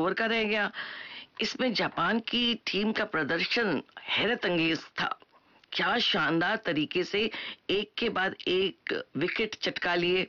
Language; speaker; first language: Hindi; native; Hindi